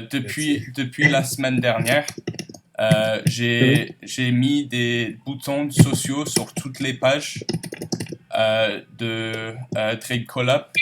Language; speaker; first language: French; non-native, learner; English